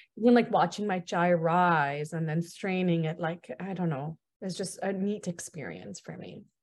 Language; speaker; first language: English; early bilingual, other home language; Punjabi